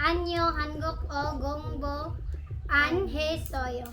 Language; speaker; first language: Korean; non-native, learner; Cebuano